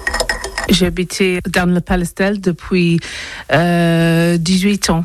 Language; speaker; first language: French; non-native, learner; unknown